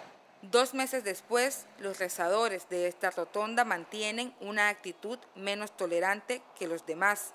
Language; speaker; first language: Spanish; native; Spanish